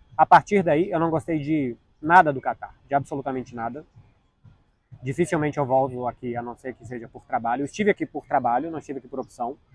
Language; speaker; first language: Portuguese; native; Portuguese